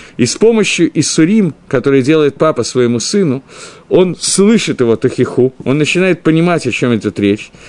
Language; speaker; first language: Russian; early bilingual, heritage; Russian